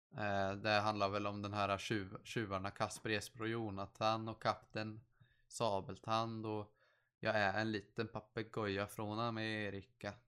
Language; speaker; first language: Swedish; native; Swedish